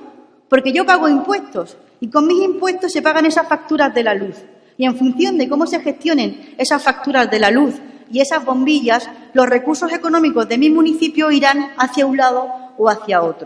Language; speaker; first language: Spanish; native; Spanish